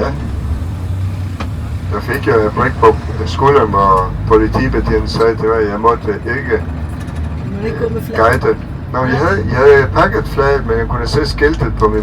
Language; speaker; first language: Danish; non-native, fluent; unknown